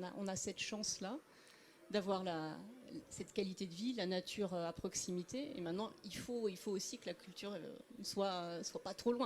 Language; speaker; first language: French; native; French